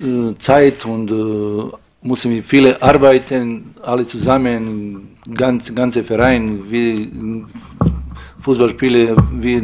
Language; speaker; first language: German; non-native, fluent; Serbian